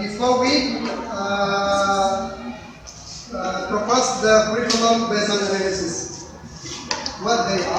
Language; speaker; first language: English; non-native, learner; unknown